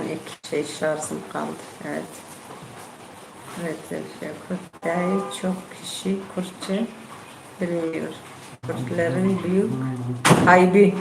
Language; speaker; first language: Turkish; non-native, local second language; Kurdish